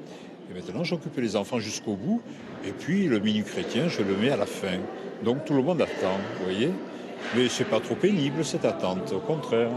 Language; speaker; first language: French; native; French